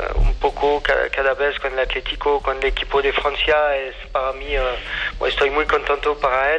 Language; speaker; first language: Spanish; non-native, fluent; French